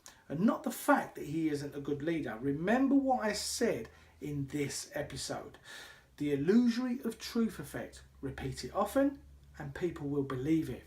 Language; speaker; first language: English; native; English